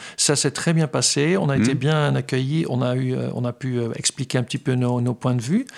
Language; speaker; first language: French; non-native, fluent; Dutch